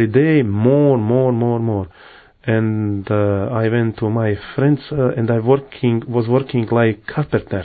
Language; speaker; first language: English; non-native, learner; Bosnian